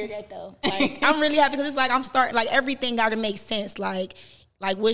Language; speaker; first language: English; native; English